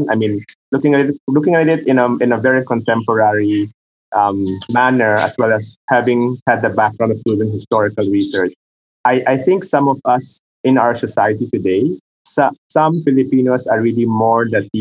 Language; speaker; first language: English; non-native, local second language; Filipino